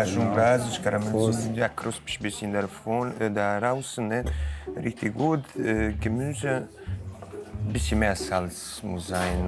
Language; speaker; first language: German; non-native, fluent; Croatian